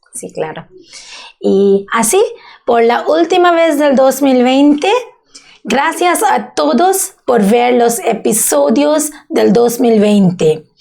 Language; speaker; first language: Spanish; non-native, learner; Bangla